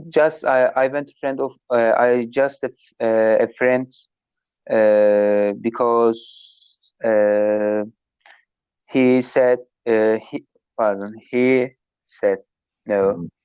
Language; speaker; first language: English; non-native, learner; Turkish